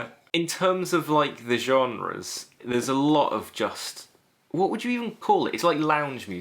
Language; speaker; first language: English; native; English